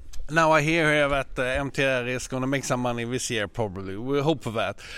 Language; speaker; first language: English; non-native, fluent; Swedish